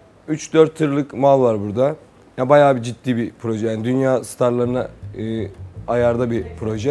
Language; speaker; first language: Turkish; native; Turkish